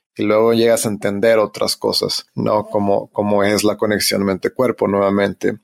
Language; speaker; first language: Spanish; native; Spanish